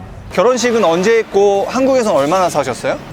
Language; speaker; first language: Korean; native; Korean